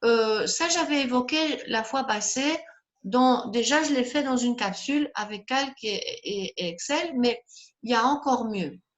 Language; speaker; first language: French; native; French